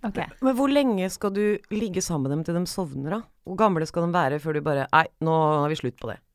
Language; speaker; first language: Norwegian; native; Norwegian